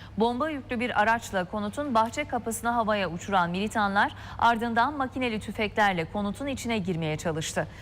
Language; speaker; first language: Turkish; native; Turkish